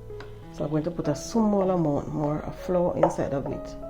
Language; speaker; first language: English; non-native, local second language; Jamaican Creole English